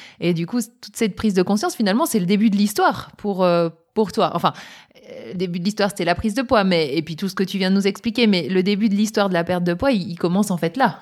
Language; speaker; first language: French; native; French